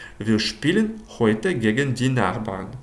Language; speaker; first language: German; non-native, fluent; Ukrainian